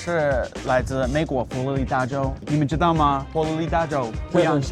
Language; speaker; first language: Chinese; non-native, fluent; English